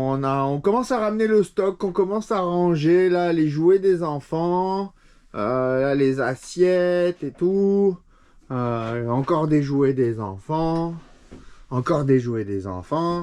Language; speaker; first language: French; native; French